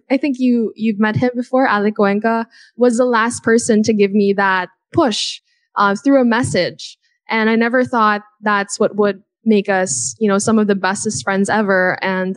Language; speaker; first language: English; native; English